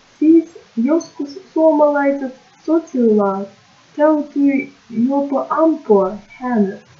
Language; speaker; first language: Finnish; non-native, learner; Russian